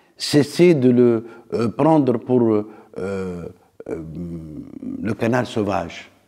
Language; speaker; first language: French; non-native, local second language; Arabic